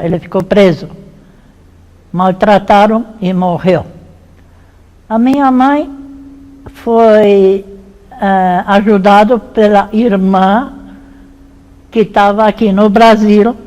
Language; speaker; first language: Portuguese; early bilingual, other home language; German